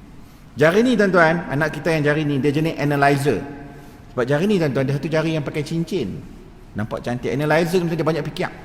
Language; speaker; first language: Malay; native; Malay